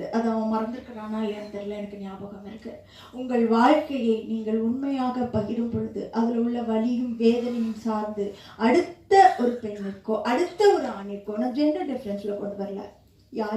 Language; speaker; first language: Tamil; native; Tamil